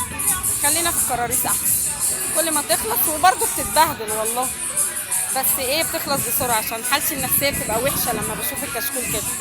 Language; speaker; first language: Arabic; native; Arabic